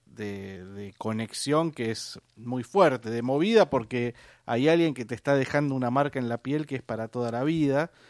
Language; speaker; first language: Spanish; native; Spanish